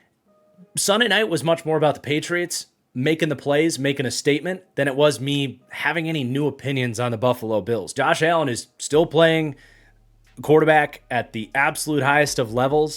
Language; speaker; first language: English; native; English